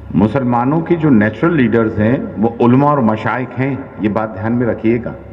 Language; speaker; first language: Urdu; native; Urdu